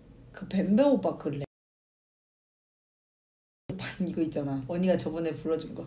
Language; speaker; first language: Korean; non-native, fluent; Chinese